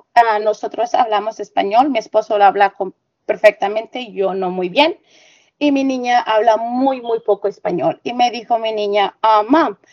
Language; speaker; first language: Spanish; native; Spanish